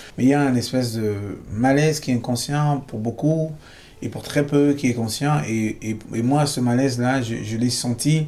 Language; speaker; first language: French; non-native, local second language; Basaa